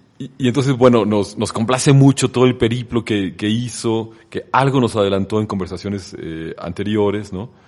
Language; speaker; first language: Spanish; native; Spanish